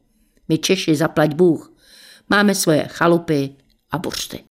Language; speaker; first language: Czech; native; Czech